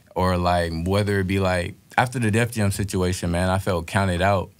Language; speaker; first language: English; native; English